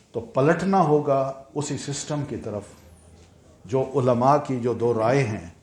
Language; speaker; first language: Urdu; native; Urdu